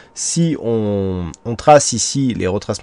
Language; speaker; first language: French; native; French